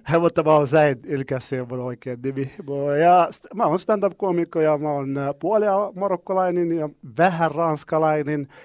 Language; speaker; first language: Finnish; non-native, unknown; Arabic